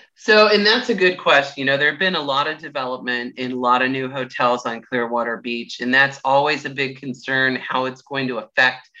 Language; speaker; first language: English; native; English